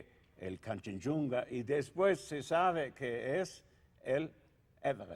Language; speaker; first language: Spanish; non-native, learner; Italian